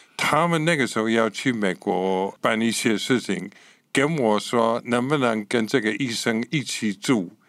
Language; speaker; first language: Chinese; non-native, fluent; English